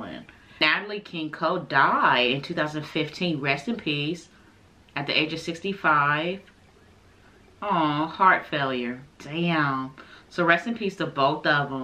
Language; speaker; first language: English; native; English